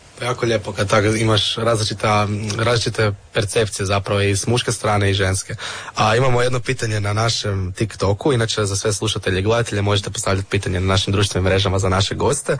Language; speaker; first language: Serbian; native; Serbian